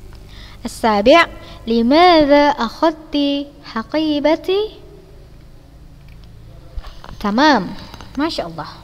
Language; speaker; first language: Arabic; non-native, fluent; Indonesian